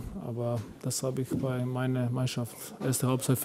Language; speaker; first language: German; non-native, fluent; Croatian